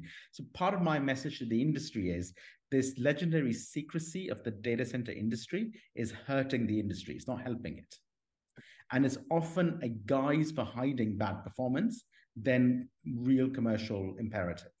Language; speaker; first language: English; non-native, local second language; Urdu